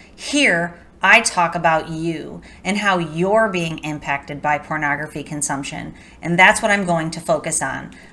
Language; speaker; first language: English; native; English